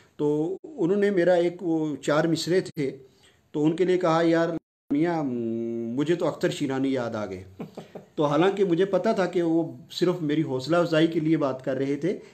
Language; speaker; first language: Urdu; non-native, local second language; Punjabi